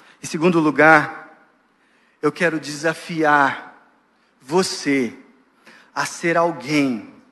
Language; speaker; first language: Portuguese; native; Portuguese